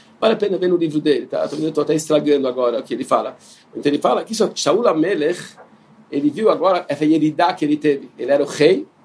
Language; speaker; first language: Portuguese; non-native, fluent; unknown